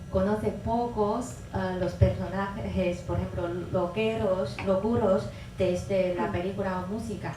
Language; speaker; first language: Spanish; non-native, fluent; Chinese